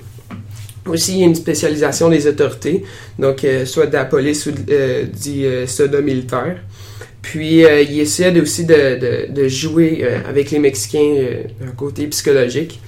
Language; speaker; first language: French; native; French